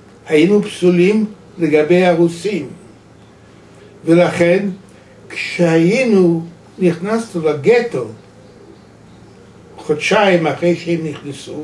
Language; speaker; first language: Hebrew; non-native, fluent; Yiddish